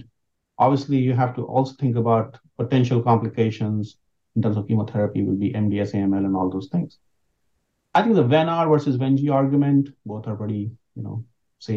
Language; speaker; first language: English; non-native, local second language; Hindi